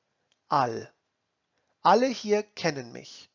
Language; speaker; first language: German; non-native, fluent; English